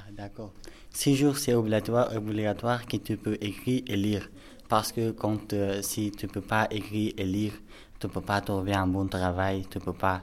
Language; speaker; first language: French; non-native, learner; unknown